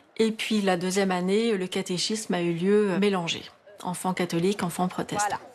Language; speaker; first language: French; native; French